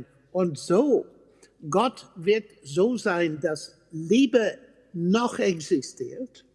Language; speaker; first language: German; non-native, fluent; English